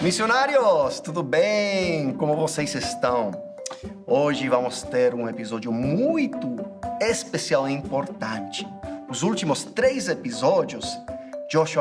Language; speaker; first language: Portuguese; non-native, fluent; English